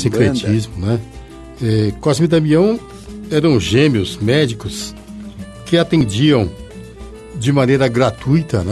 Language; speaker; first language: Portuguese; native; Portuguese